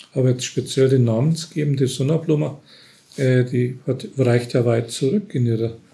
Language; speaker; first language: German; native; German